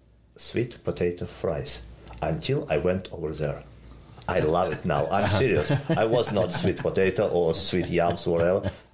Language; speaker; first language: English; non-native, fluent; Ukrainian